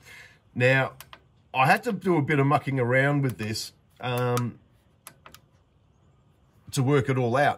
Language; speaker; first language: English; native; English